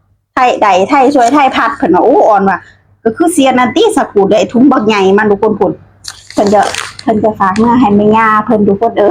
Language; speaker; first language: Thai; non-native, local second language; Lao